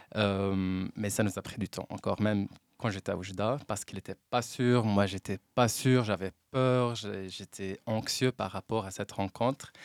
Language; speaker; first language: French; non-native, local second language; Arabic